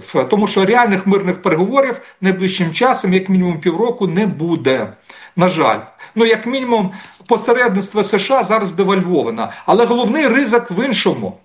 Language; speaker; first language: Ukrainian; native; Ukrainian